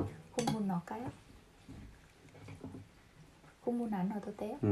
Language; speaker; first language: Korean; non-native, learner; Vietnamese